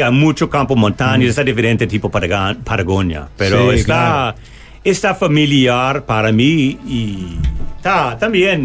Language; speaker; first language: Spanish; non-native, learner; English